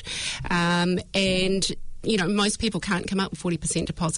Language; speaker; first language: English; native; English